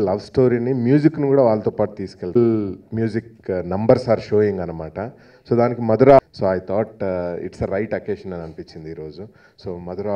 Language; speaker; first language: Telugu; native; Telugu